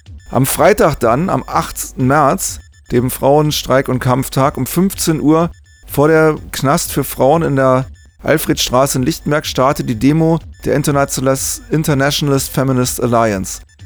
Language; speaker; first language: German; native; German